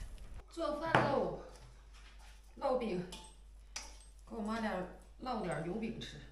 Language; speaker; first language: Chinese; native; Chinese